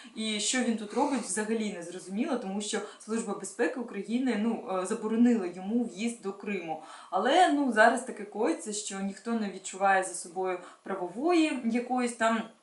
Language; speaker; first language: Ukrainian; non-native, local second language; Russian